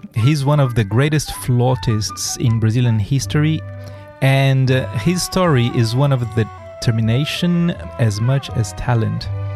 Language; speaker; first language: English; non-native, fluent; Portuguese